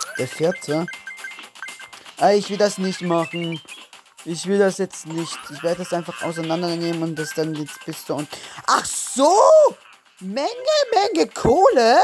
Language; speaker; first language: German; native; German